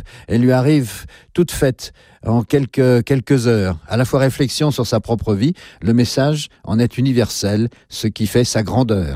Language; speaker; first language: French; native; French